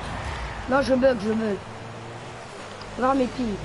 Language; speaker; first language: French; native; French